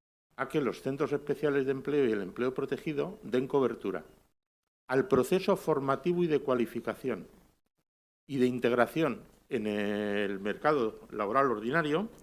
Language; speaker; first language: Spanish; native; Spanish